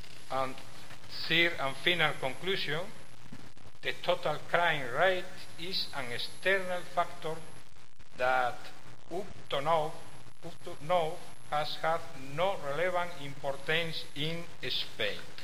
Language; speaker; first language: English; non-native, learner; Spanish